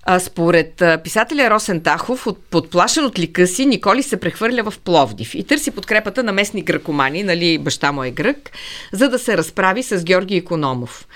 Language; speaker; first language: Bulgarian; native; Bulgarian